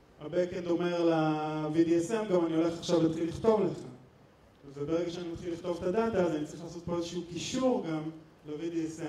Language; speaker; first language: Hebrew; native; Hebrew